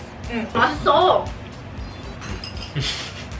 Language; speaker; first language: Korean; non-native, fluent; Cantonese